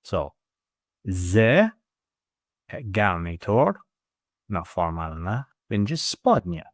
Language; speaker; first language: Polish; non-native, learner; English